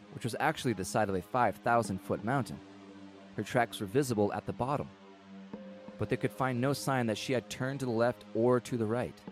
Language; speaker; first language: English; native; English